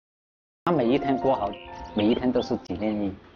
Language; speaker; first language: Chinese; non-native, local second language; Cantonese